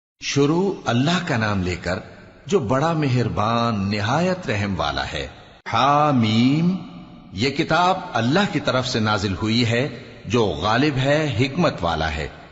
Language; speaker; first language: Urdu; native; Urdu